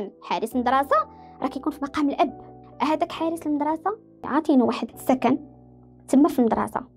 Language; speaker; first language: Arabic; native; Arabic